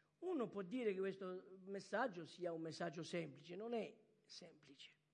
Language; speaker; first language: Italian; early bilingual, heritage; French